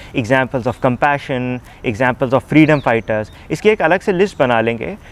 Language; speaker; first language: Hindi; native; Hindi